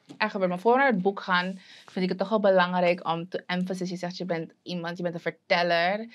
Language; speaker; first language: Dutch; native; Dutch